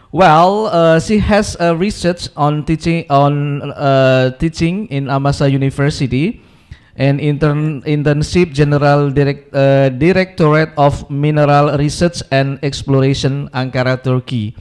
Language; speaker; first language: English; non-native, local second language; Indonesian